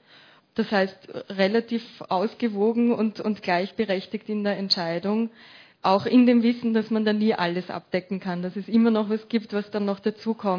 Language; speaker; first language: German; native; German